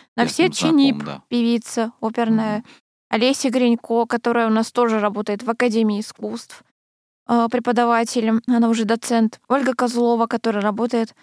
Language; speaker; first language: Russian; native; Russian